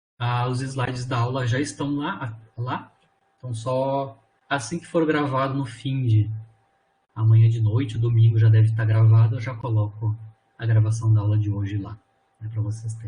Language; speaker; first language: Portuguese; native; Portuguese